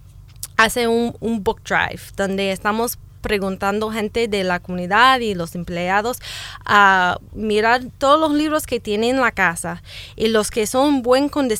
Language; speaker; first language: Spanish; non-native, fluent; English